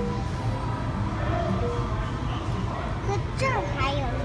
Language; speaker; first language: Chinese; early bilingual, heritage; Chinese